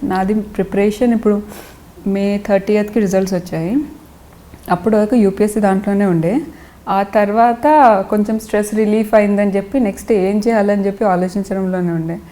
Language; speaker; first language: Telugu; non-native, local second language; Lambadi